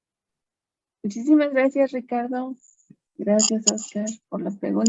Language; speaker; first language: Spanish; native; Spanish